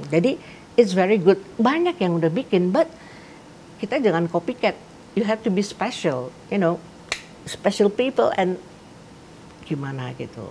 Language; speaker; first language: English; non-native, fluent; Indonesian